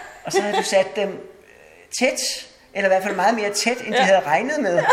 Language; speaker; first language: Danish; native; Danish